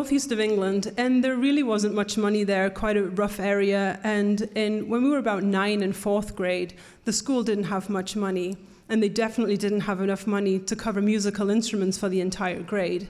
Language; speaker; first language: English; native; English